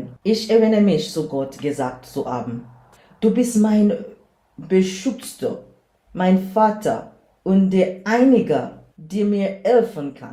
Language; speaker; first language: German; non-native, learner; English